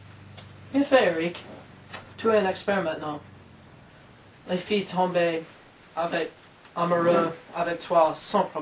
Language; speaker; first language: French; non-native, learner; English